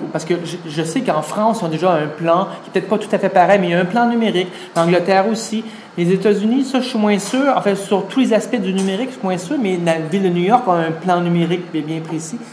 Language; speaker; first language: French; native; French